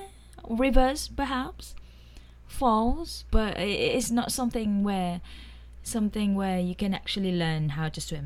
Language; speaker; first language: English; non-native, local second language; Filipino